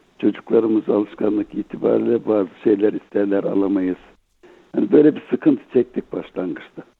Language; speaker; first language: Turkish; native; Turkish